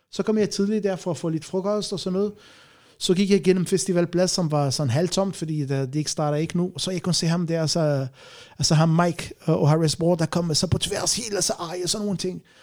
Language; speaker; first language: Danish; non-native, fluent; Arabic